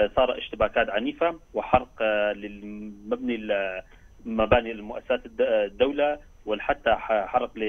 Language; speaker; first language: Arabic; non-native, learner; Kurdish